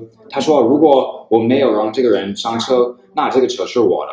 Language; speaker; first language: Chinese; non-native, fluent; English